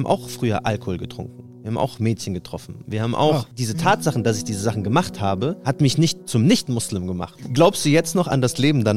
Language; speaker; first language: German; native; German